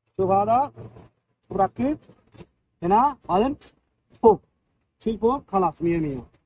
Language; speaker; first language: Arabic; non-native, learner; Bangla